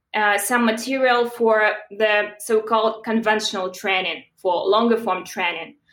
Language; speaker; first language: English; non-native, fluent; Russian